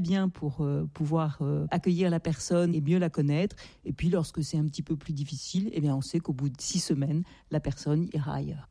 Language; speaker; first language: French; native; French